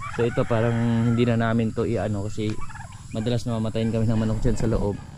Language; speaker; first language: Filipino; non-native, local second language; Cebuano